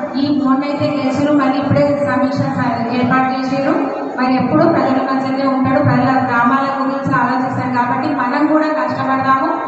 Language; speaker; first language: Telugu; native; Telugu